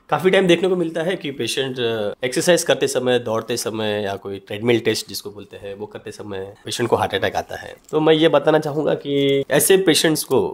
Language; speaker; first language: Hindi; non-native, local second language; Marathi